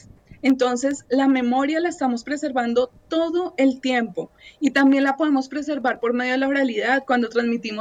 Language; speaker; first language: Spanish; native; Spanish